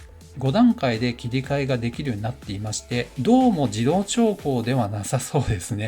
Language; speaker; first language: Japanese; native; Japanese